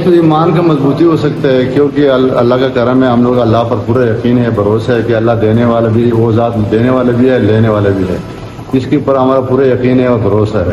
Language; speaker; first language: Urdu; non-native, local second language; Pashto